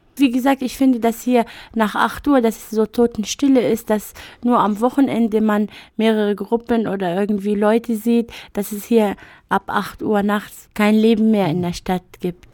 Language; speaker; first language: German; non-native, fluent; Arabic